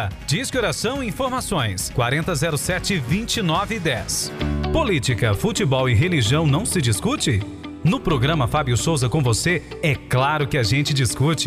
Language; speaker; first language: Portuguese; native; Portuguese